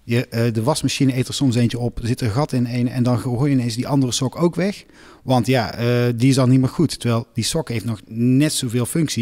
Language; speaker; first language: Dutch; native; Dutch